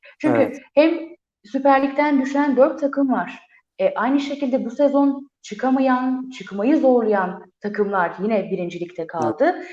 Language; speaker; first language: Turkish; native; Turkish